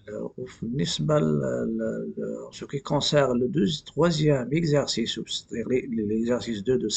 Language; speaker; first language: French; non-native, local second language; Arabic